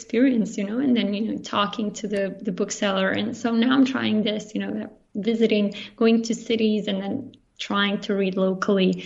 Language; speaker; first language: English; non-native, fluent; Bosnian